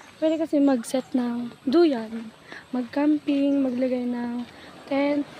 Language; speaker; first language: Filipino; non-native, local second language; Bikol